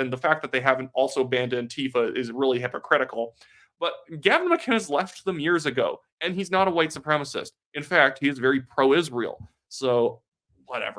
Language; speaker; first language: English; native; English